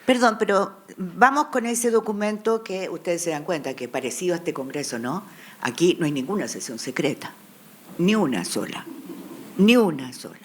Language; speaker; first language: Spanish; native; Spanish